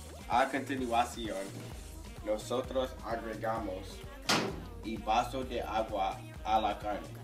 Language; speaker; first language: Spanish; non-native, learner; English